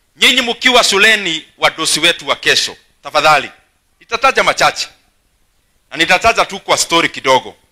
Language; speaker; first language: Swahili; non-native, local second language; Kikuyu